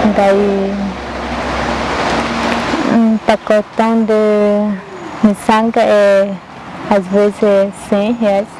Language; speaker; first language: Portuguese; non-native, local second language; Guarani